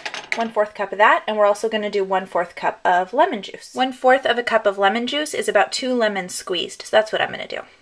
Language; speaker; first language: English; native; English